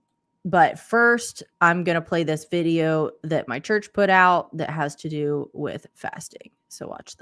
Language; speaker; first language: English; native; English